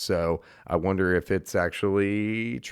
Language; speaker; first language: English; native; English